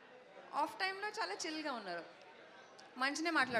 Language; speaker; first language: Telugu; non-native, learner; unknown